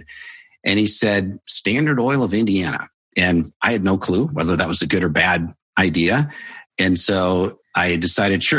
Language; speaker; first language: English; native; English